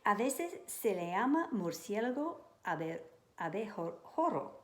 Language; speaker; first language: Spanish; non-native, learner; English